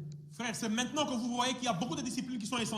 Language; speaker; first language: French; non-native, fluent; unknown